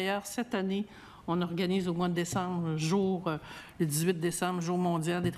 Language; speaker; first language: French; native; French